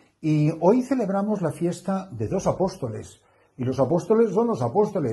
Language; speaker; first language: Spanish; native; Spanish